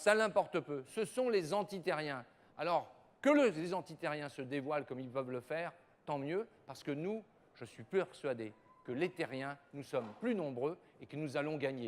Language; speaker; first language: French; native; French